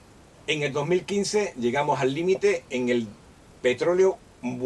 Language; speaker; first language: Spanish; native; Spanish